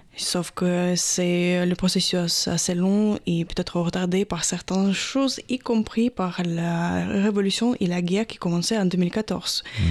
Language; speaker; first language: French; non-native, fluent; Russian